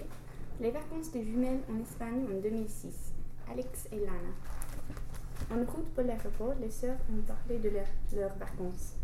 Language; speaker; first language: French; non-native, learner; English